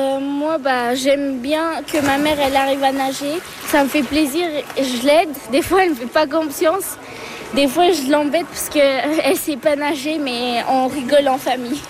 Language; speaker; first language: French; early bilingual, other home language; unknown